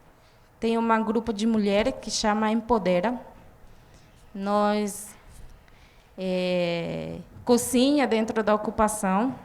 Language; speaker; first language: Portuguese; non-native, fluent; Guarani